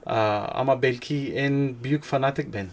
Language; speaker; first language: Turkish; non-native, learner; English